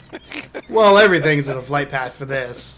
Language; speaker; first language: English; native; English